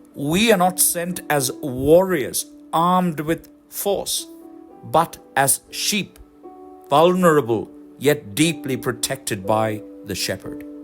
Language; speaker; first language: English; non-native, local second language; Malayalam